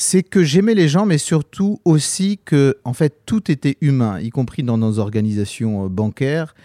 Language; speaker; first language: French; native; French